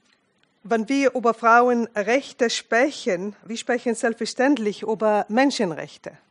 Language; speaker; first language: German; non-native, fluent; Arabic